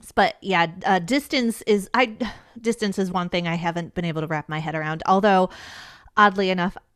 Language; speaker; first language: English; native; English